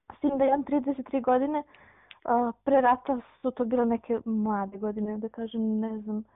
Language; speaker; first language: Serbian; native; Serbian